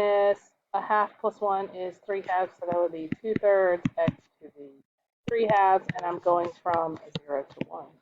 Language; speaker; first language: English; native; English